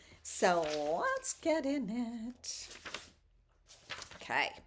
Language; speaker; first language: English; native; English